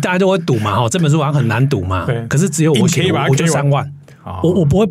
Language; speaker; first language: Chinese; native; Chinese